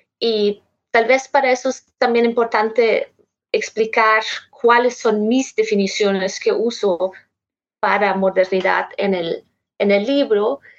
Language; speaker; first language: Spanish; non-native, fluent; German